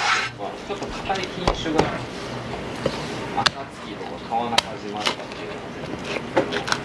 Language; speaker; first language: Japanese; native; Japanese